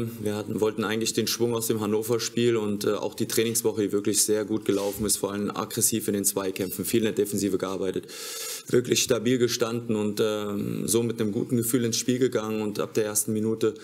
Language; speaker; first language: German; native; German